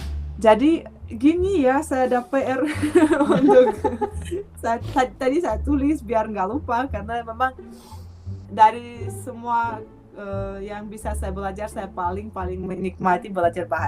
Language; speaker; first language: Indonesian; non-native, fluent; Russian